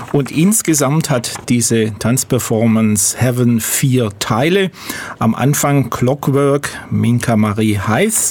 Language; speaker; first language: German; native; German